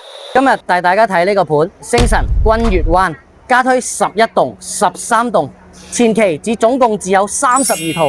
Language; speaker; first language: Cantonese; native; Cantonese